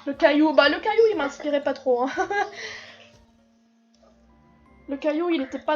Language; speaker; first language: French; native; French